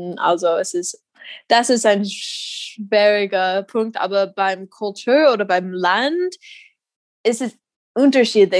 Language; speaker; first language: German; non-native, fluent; English